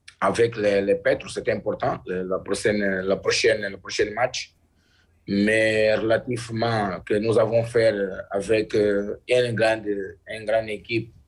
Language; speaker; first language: French; non-native, learner; Portuguese